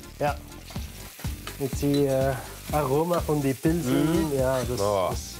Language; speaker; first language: German; non-native, learner; Dutch